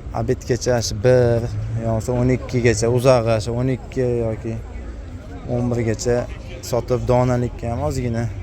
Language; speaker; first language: Uzbek; native; Uzbek